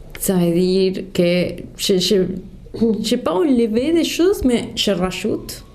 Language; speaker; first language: French; non-native, fluent; Spanish